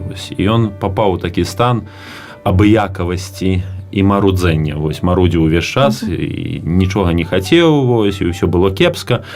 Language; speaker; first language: Belarusian; native; Belarusian